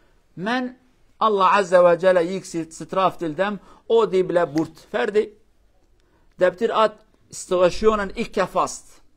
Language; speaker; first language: Norwegian; non-native, learner; Kurdish